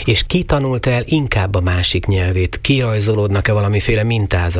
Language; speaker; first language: Hungarian; native; Hungarian